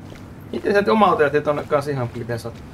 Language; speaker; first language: Finnish; native; Finnish